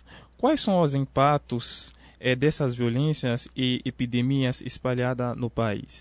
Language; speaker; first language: Portuguese; non-native, fluent; Haitian Creole